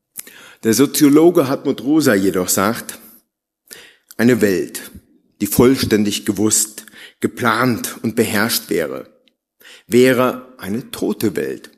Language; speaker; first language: German; native; German